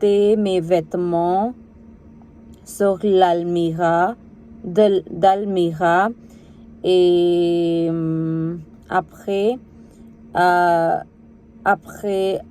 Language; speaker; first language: French; non-native, learner; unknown